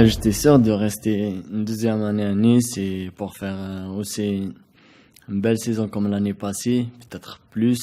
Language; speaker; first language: French; non-native, local second language; Arabic